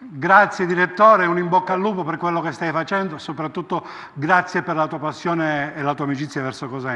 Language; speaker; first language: Italian; native; Italian